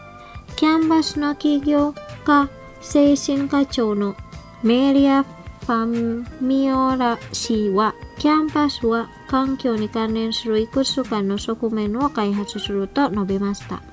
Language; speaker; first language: Japanese; non-native, fluent; Indonesian